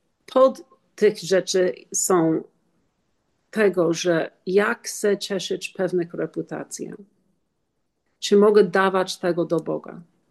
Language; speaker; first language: Polish; non-native, learner; English